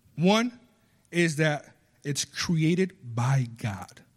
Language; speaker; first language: English; early bilingual, other home language; Spanish